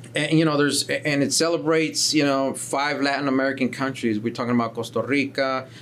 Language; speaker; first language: English; early bilingual, other home language; Spanish